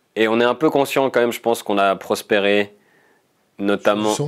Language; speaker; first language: French; native; French